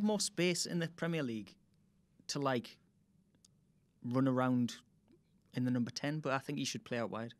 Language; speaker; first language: English; native; English